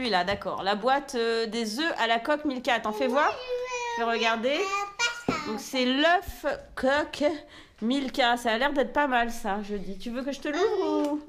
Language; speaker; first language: French; native; French